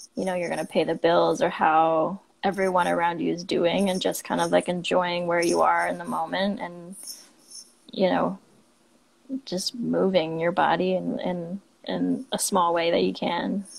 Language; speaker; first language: English; native; English